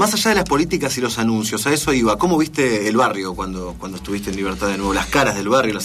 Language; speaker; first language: Spanish; native; Spanish